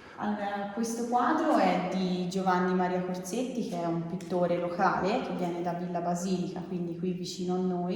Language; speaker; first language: Italian; native; Italian